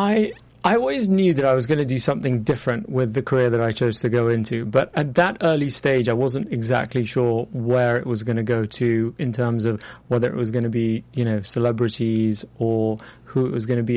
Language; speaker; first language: English; native; English